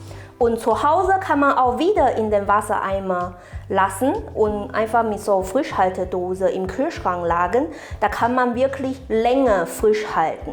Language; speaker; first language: German; non-native, fluent; Chinese